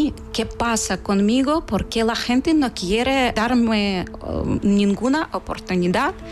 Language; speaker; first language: Spanish; non-native, learner; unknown